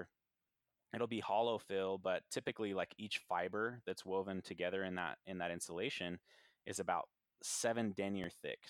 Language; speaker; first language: English; native; English